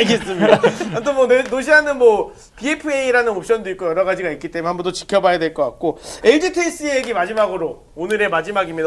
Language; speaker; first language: Korean; native; Korean